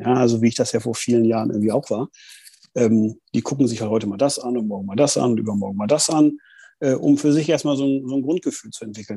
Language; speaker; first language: German; native; German